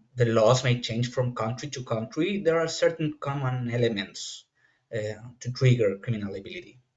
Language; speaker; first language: English; non-native, fluent; Spanish